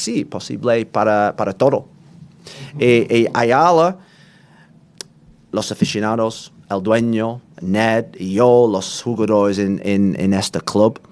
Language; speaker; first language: Spanish; non-native, learner; English